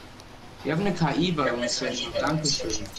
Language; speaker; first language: German; native; German